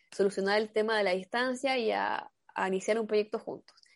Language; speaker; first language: Spanish; native; Spanish